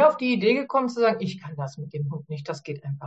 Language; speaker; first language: German; native; German